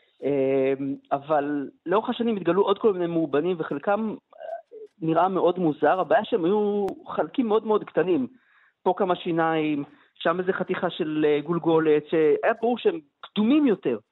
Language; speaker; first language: Hebrew; native; Hebrew